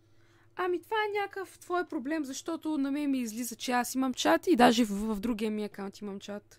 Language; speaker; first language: Bulgarian; native; Bulgarian